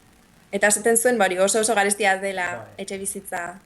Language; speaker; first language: Basque; native; Basque